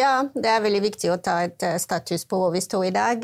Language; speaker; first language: Norwegian; non-native, fluent; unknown